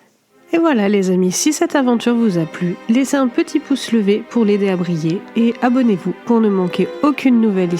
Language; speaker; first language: French; native; French